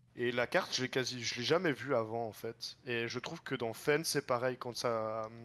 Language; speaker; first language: French; native; French